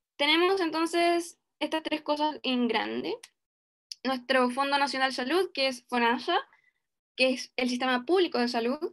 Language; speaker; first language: Spanish; native; Spanish